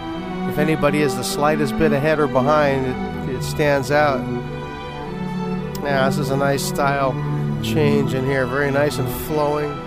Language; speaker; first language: English; native; English